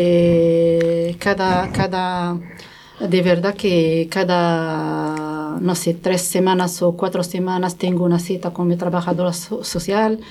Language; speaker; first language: Spanish; non-native, learner; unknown